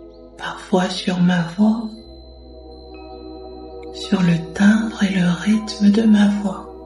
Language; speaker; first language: French; native; French